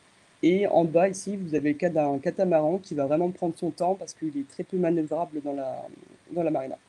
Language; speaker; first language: French; native; French